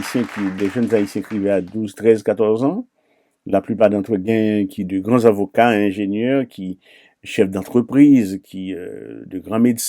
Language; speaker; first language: French; non-native, local second language; Haitian Creole